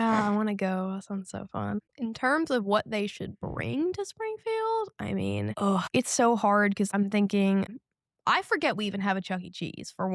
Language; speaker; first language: English; native; English